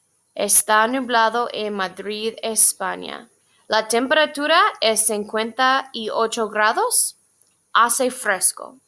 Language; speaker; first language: Spanish; non-native, fluent; English